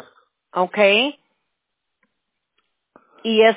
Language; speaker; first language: Spanish; early bilingual, heritage; Spanish